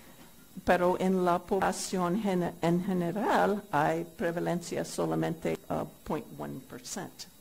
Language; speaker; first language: Spanish; non-native, fluent; English